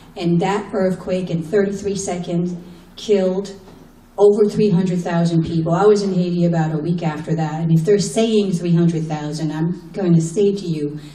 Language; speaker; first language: English; native; English